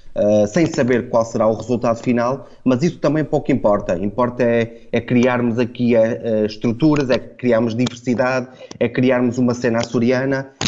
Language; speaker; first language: Portuguese; native; Portuguese